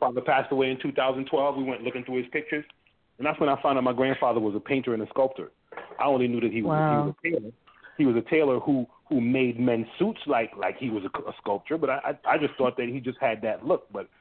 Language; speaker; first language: English; early bilingual, other home language; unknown